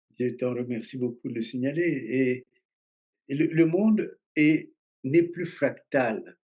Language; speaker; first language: French; early bilingual, other home language; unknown